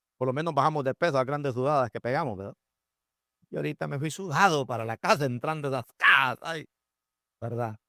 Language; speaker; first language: Spanish; native; Spanish